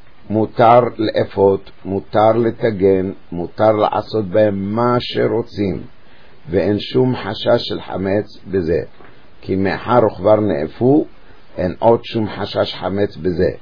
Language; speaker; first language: Hebrew; native; Hebrew